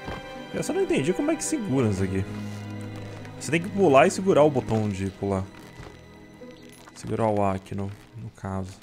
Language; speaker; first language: Portuguese; native; Portuguese